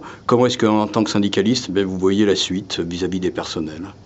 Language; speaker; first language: French; native; French